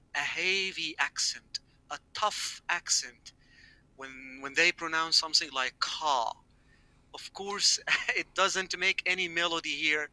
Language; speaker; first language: English; non-native, fluent; Arabic